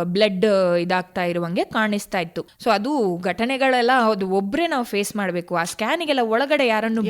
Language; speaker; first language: Kannada; non-native, local second language; Tulu